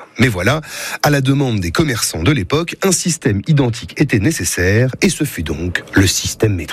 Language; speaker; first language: French; native; French